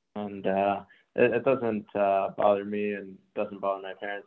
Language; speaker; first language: English; native; English